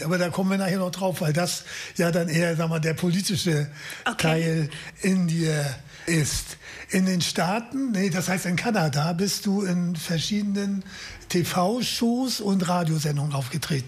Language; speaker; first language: German; native; German